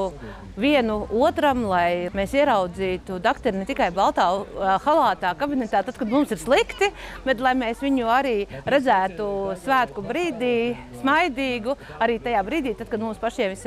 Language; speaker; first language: Latvian; native; Latvian